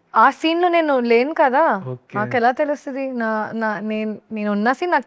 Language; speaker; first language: Telugu; non-native, local second language; Hindi